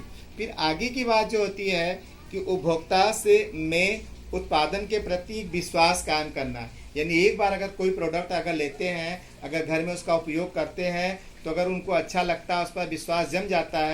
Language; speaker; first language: Hindi; native; Hindi